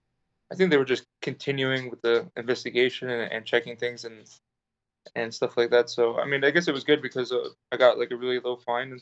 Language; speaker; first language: English; native; English